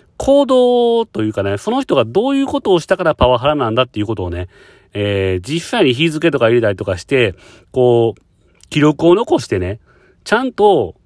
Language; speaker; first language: Japanese; native; Japanese